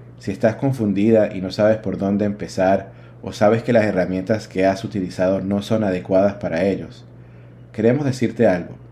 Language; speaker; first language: Spanish; native; Spanish